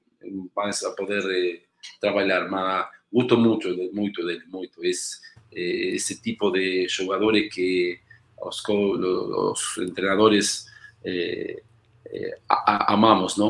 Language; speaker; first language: Portuguese; non-native, learner; Spanish